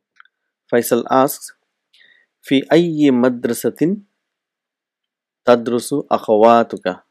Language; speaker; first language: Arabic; non-native, fluent; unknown